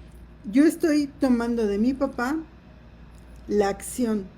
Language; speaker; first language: Spanish; native; Spanish